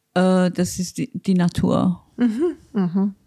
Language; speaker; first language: German; non-native, fluent; Persian